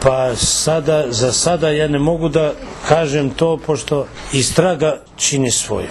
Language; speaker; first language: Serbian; non-native, local second language; Albanian